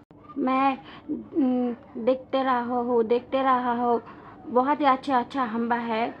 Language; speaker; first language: Hindi; non-native, learner; Bangla